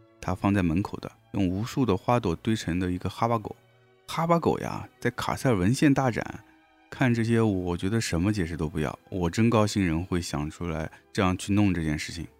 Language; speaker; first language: Chinese; native; Chinese